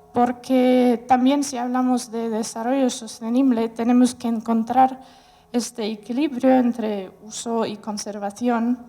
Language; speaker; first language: Spanish; non-native, fluent; Russian